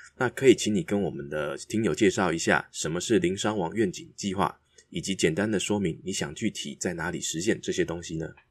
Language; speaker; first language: Chinese; native; Chinese